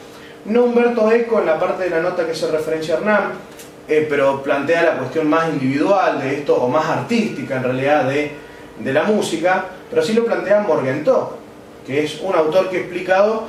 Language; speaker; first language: Spanish; native; Spanish